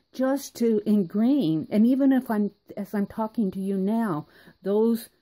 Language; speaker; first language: English; native; English